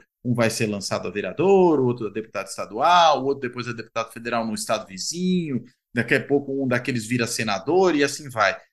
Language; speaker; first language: Portuguese; native; Portuguese